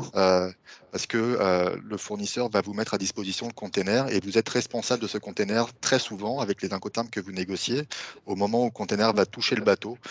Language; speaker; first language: French; native; French